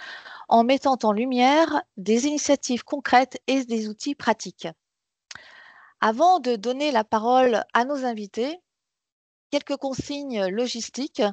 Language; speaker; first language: French; native; French